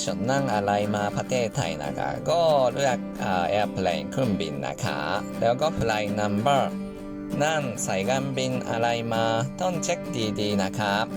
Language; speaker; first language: Thai; non-native, learner; Japanese